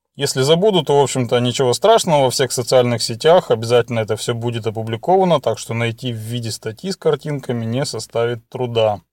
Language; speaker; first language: Russian; native; Russian